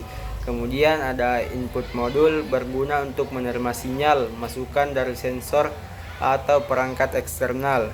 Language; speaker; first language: Indonesian; native; Indonesian